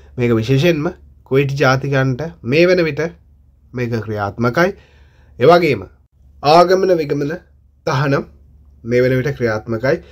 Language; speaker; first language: Sinhala; non-native, local second language; Tamil